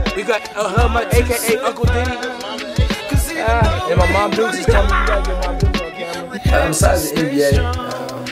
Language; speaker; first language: English; native; English